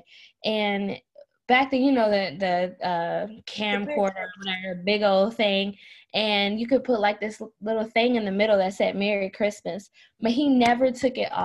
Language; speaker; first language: English; native; English